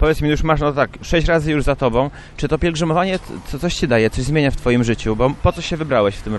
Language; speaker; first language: Polish; native; Polish